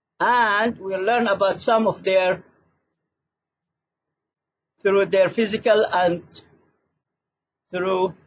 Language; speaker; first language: English; non-native, fluent; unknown